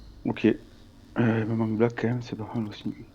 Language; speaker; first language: French; native; French